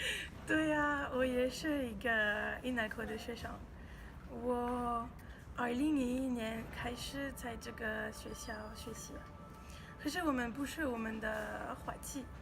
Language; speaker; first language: Chinese; non-native, learner; French